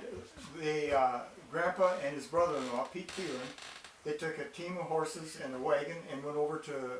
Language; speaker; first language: English; native; English